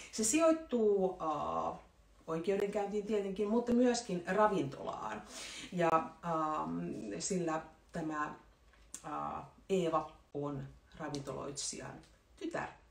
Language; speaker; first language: Finnish; native; Finnish